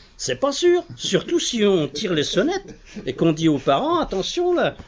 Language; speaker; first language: French; native; French